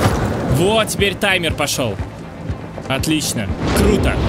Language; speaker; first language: Russian; native; Russian